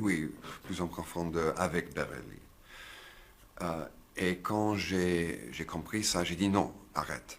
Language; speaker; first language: French; non-native, learner; English